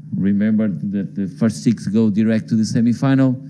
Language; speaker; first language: English; non-native, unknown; Portuguese